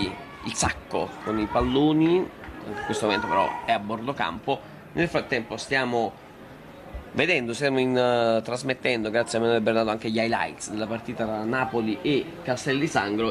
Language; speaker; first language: Italian; native; Italian